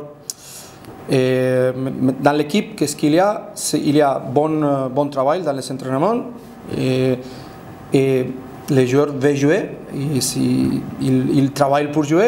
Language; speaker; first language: French; non-native, fluent; Spanish